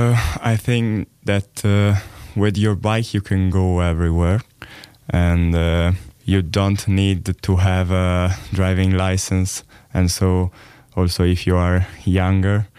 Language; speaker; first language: English; non-native, learner; Italian